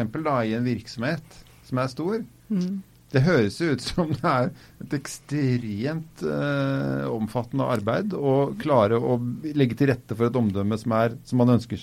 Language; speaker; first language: Norwegian; native; Norwegian